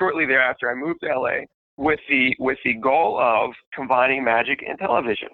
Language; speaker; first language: English; native; English